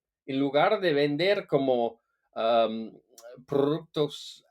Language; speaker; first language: Spanish; non-native, fluent; English